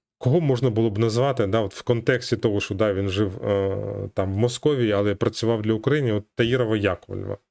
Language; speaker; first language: Ukrainian; native; Ukrainian